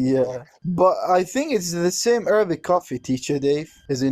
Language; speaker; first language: English; non-native, learner; Arabic